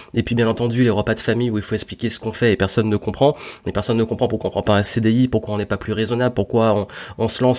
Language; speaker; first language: French; native; French